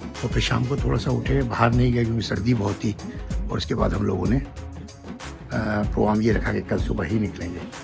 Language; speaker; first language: Urdu; native; Urdu